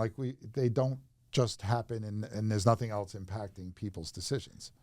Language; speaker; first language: English; native; English